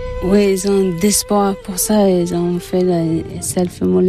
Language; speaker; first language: French; non-native, learner; Tibetan